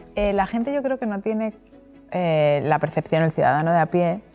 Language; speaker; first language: Spanish; native; Spanish